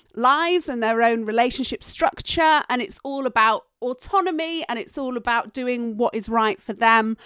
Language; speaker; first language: English; native; English